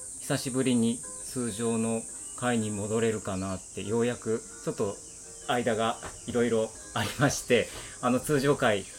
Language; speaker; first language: Japanese; native; Japanese